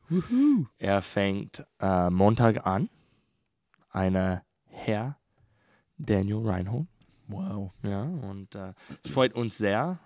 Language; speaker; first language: German; non-native, learner; English